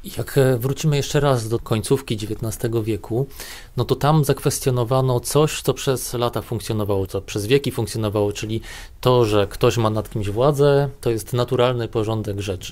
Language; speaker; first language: Polish; native; Polish